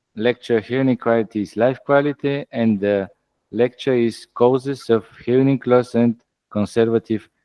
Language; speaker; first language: English; non-native, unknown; Bulgarian